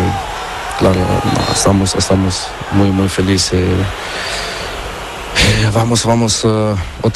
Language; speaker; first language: Spanish; non-native, learner; Portuguese